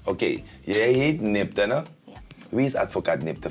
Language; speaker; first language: Dutch; native; Dutch